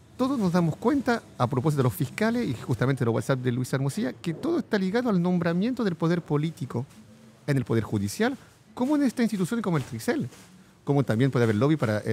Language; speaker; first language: Spanish; non-native, fluent; French